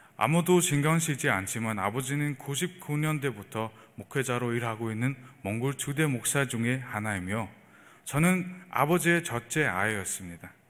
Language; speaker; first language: Korean; non-native, fluent; Mongolian